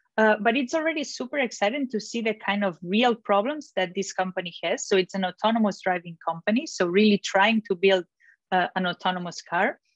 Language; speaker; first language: English; non-native, fluent; Catalan